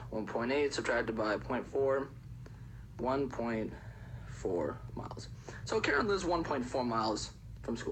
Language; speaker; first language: English; native; English